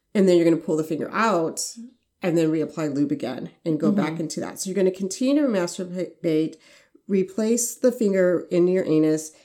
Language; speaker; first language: English; native; English